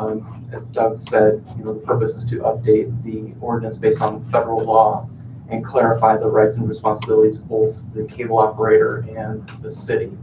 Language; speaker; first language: English; native; English